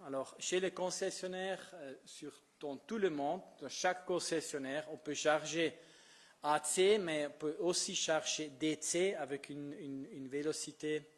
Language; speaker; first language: French; non-native, fluent; Italian